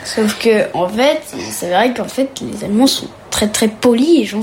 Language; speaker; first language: French; early bilingual, heritage; French